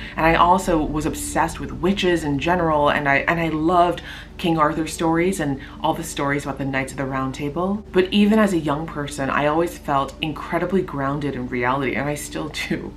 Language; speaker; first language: English; native; English